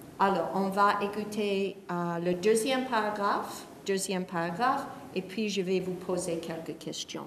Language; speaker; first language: French; non-native, fluent; English